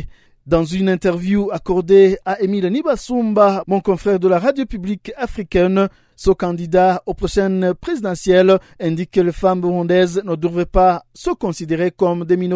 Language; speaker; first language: French; non-native, local second language; Rundi